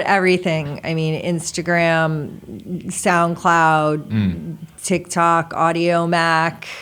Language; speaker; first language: English; native; English